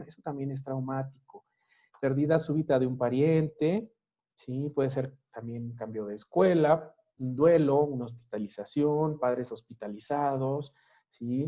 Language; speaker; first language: Spanish; native; Spanish